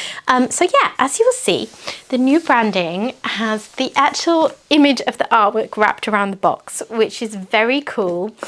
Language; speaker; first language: English; native; English